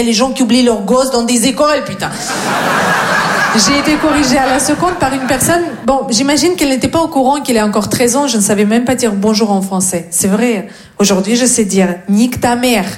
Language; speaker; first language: French; non-native, fluent; Russian